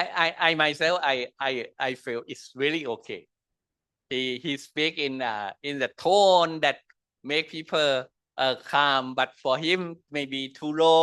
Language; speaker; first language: English; non-native, learner; Thai